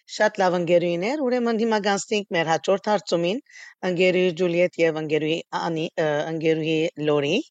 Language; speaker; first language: Armenian; early bilingual, heritage; Armenian